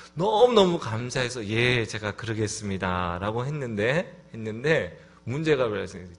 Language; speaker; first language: Korean; native; Korean